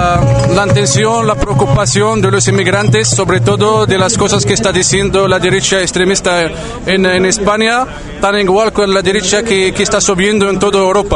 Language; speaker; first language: Spanish; non-native, learner; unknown